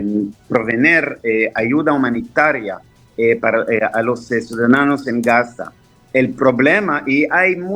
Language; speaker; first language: Spanish; non-native, fluent; Hebrew